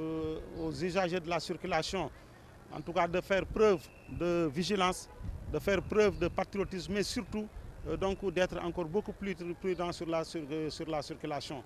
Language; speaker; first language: French; non-native, local second language; Wolof